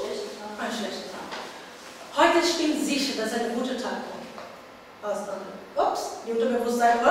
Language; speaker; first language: German; non-native, learner; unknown